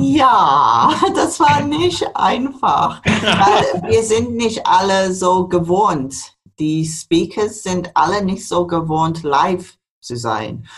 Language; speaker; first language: German; non-native, fluent; English